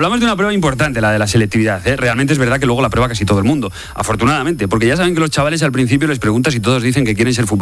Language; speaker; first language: Spanish; native; Spanish